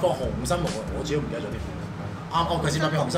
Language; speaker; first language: Cantonese; native; Cantonese